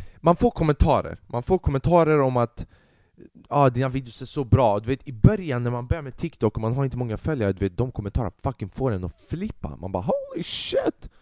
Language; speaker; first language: Swedish; early bilingual, other home language; Albanian